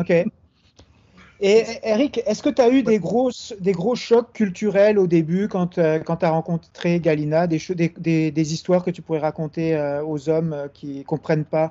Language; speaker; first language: French; native; French